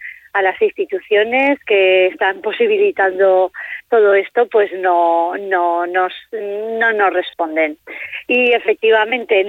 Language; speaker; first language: Spanish; native; Spanish